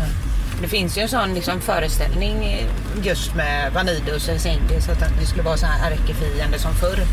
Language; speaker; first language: Swedish; native; Swedish